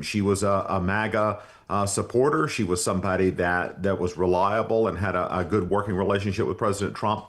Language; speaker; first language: English; native; English